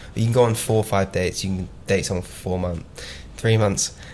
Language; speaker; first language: English; native; English